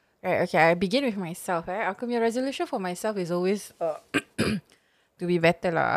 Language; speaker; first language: English; non-native, local second language; Malay